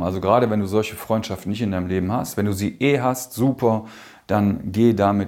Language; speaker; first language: German; native; German